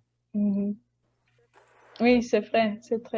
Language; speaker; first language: French; non-native, learner; Spanish